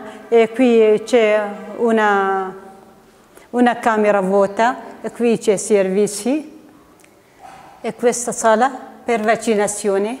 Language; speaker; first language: Italian; non-native, fluent; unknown